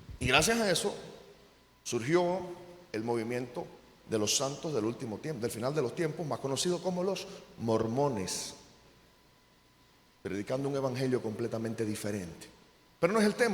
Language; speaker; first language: Spanish; native; Spanish